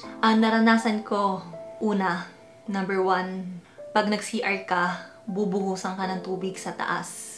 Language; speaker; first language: Filipino; early bilingual, heritage; Filipino